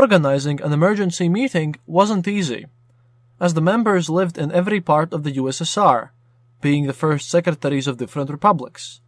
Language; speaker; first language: English; non-native, fluent; Latvian